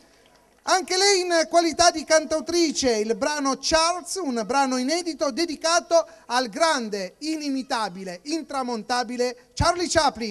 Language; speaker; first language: Italian; native; Italian